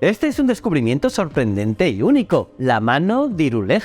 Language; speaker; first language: Spanish; native; Spanish